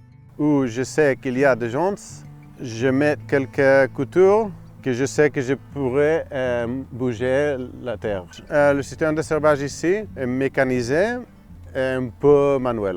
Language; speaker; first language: French; non-native, fluent; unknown